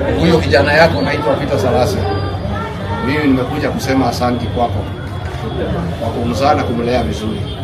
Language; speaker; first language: Swahili; non-native, local second language; Kikuyu